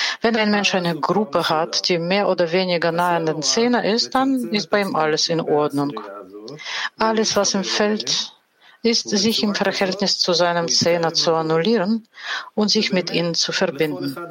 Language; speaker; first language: German; non-native, fluent; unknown